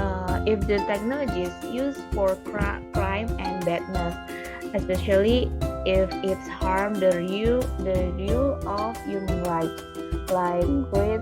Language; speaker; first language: English; non-native, learner; Indonesian